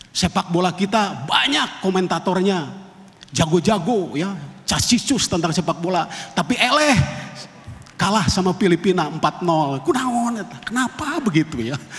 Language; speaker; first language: Indonesian; non-native, local second language; Sundanese